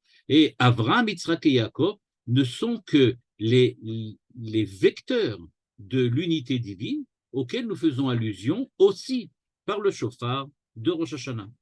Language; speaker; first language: French; native; French